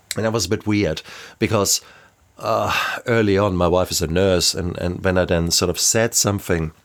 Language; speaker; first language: English; non-native, fluent; German